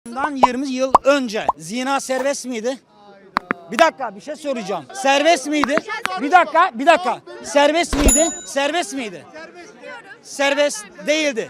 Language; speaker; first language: Turkish; early bilingual, heritage; Turkish